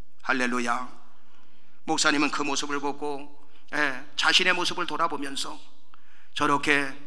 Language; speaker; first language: Korean; native; Korean